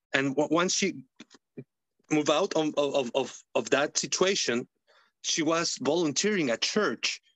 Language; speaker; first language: English; non-native, fluent; Spanish